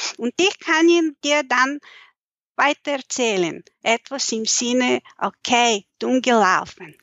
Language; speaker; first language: German; non-native, fluent; Bulgarian